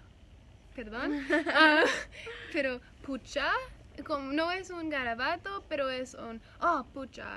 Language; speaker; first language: Spanish; non-native, learner; English